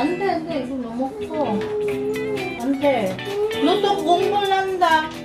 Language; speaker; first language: Korean; non-native, learner; Filipino